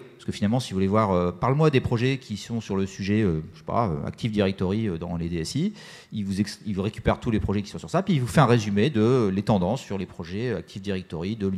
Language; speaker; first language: French; native; French